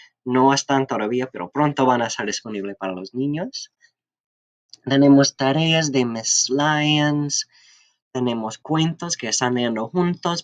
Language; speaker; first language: Spanish; non-native, fluent; English